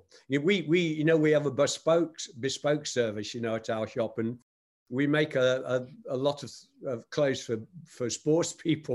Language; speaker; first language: English; native; English